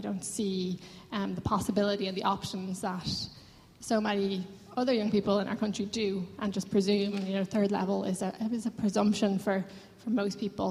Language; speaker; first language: English; native; English